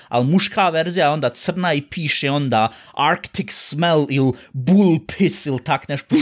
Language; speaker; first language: Bosnian; early bilingual, heritage; Bosnian